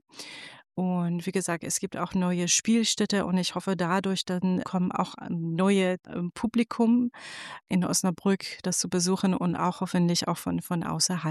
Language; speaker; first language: German; non-native, fluent; Persian